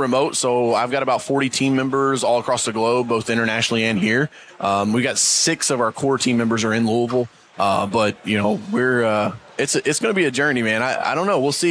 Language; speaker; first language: English; native; English